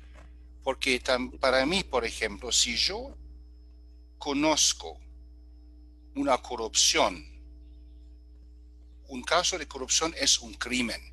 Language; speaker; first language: Spanish; non-native, fluent; German